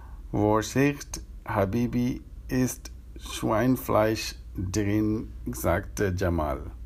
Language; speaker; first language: German; non-native, learner; Urdu